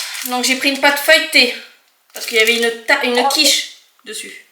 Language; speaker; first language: French; native; French